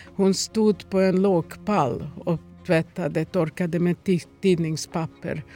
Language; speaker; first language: Swedish; non-native, fluent; Serbian